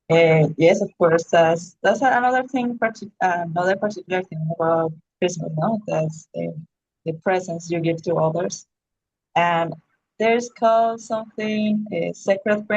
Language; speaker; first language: English; non-native, learner; Spanish